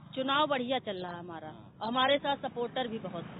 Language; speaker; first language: Hindi; native; Hindi